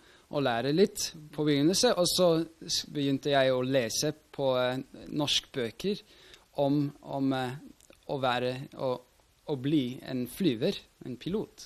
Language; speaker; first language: Norwegian; non-native, fluent; Swiss German